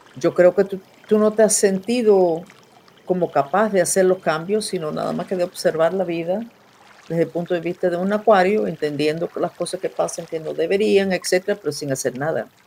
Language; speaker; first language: Spanish; non-native, fluent; English